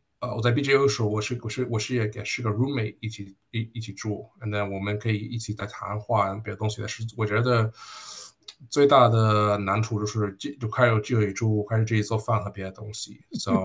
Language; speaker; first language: Chinese; early bilingual, heritage; Chinese